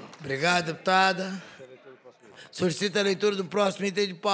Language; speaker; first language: Portuguese; native; Portuguese